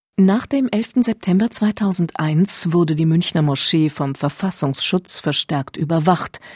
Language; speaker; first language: German; native; German